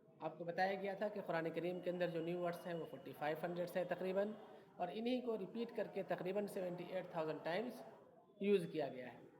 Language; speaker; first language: Urdu; native; Urdu